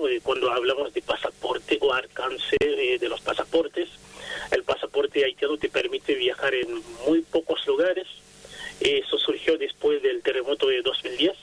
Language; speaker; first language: Spanish; non-native, fluent; Haitian Creole